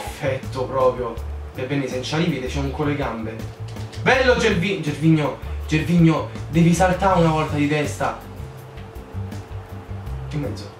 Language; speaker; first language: Italian; native; Italian